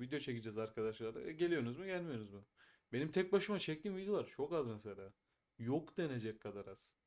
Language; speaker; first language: Turkish; native; Turkish